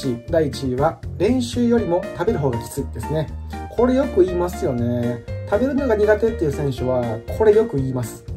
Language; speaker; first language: Japanese; native; Japanese